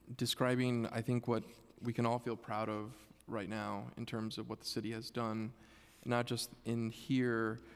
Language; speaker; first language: English; early bilingual, other home language; Spanish